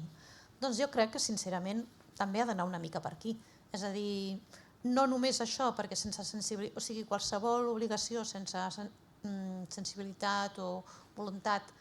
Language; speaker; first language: Catalan; native; Catalan